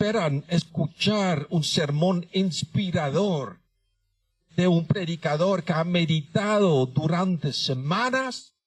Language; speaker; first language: Spanish; non-native, fluent; Dutch